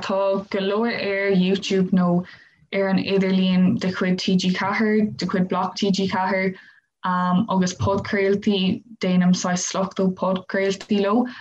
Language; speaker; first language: Irish; non-native, local second language; English